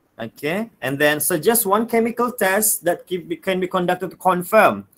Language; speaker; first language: English; non-native, local second language; Malay